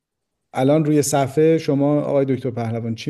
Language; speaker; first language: Persian; native; Persian